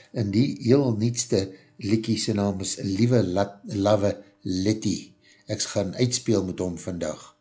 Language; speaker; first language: Afrikaans; native; Afrikaans